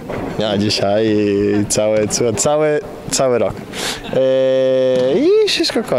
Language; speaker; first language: Polish; non-native, learner; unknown